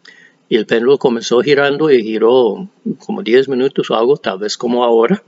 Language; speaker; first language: Spanish; non-native, fluent; English